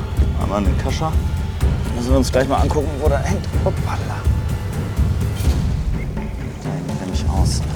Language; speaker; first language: German; native; German